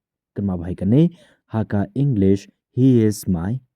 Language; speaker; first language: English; non-native, local second language; Khasi